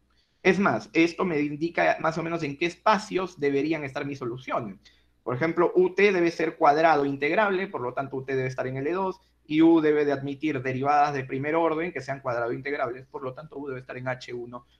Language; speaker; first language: Spanish; native; Spanish